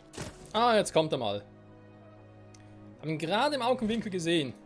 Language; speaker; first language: German; native; German